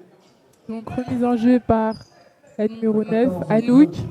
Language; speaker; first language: French; native; French